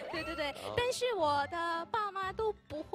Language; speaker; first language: Chinese; non-native, fluent; Indonesian